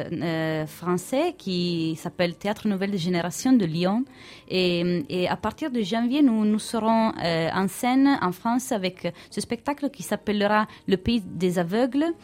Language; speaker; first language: French; non-native, fluent; Italian